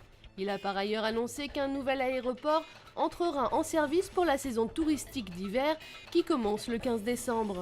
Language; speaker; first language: French; native; French